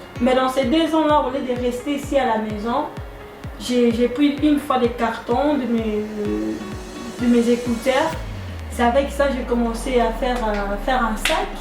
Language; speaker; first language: French; non-native, local second language; Lingala